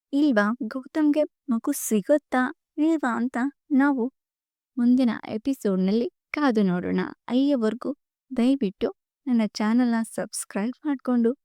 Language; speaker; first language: Kannada; native; Kannada